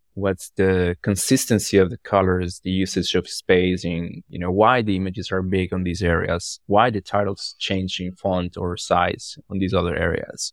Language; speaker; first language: English; non-native, fluent; Spanish